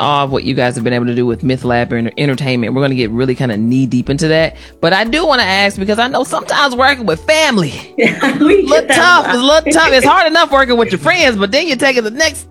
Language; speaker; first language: English; native; English